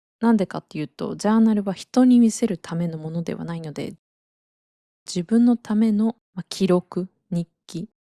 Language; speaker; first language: Japanese; native; Japanese